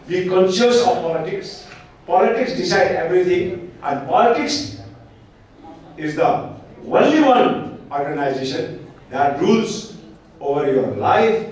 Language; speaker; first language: English; non-native, local second language; Nepali